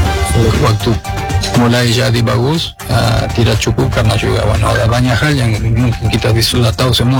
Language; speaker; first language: Indonesian; non-native, fluent; Spanish